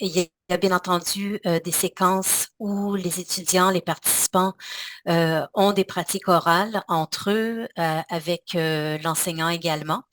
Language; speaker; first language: French; native; French